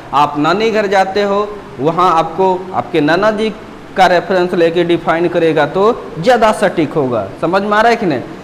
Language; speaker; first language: Hindi; native; Hindi